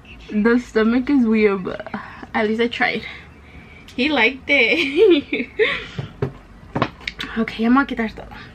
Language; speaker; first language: English; early bilingual, other home language; Spanish